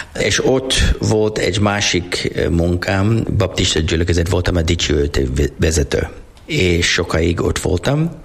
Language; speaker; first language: Hungarian; non-native, learner; English